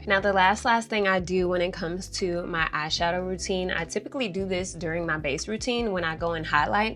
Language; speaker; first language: English; native; English